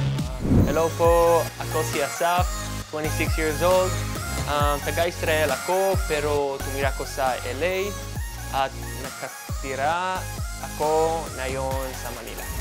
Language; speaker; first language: Filipino; non-native, learner; Hebrew